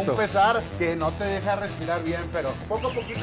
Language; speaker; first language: Spanish; native; Spanish